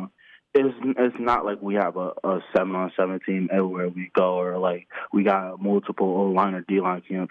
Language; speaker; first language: English; native; English